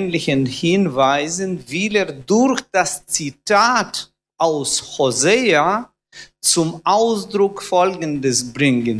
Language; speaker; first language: German; non-native, fluent; Russian